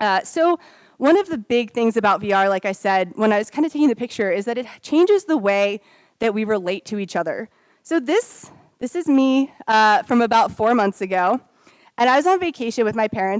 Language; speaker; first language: English; native; English